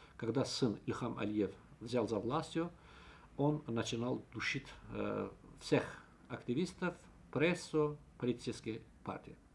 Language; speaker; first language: Russian; non-native, local second language; Azerbaijani